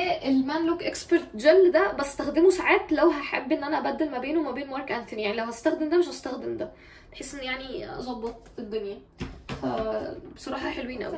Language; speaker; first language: Arabic; native; Arabic